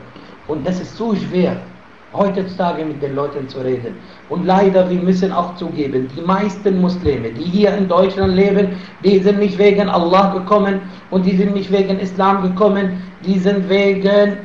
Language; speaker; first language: German; non-native, fluent; Arabic